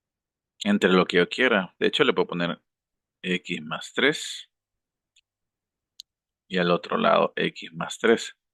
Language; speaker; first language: Spanish; native; Spanish